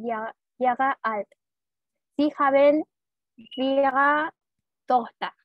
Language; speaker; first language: German; non-native, learner; Spanish